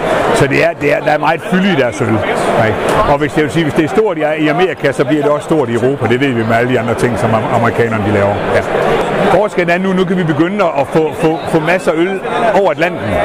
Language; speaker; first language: Danish; native; Danish